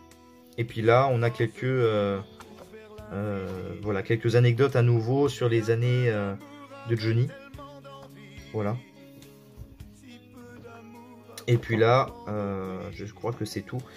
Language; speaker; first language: French; native; French